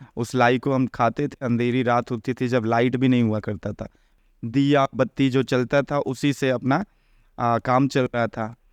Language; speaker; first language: Hindi; native; Hindi